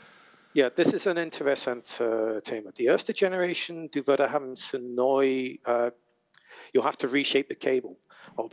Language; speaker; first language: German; non-native, learner; English